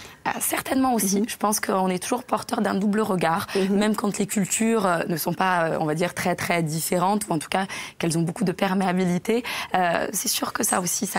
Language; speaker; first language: French; native; French